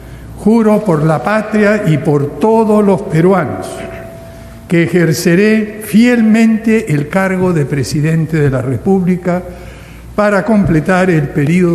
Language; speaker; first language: Spanish; native; Spanish